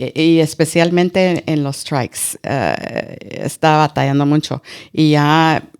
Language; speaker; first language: Spanish; early bilingual, heritage; Spanish